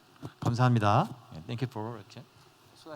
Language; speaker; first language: Korean; native; Korean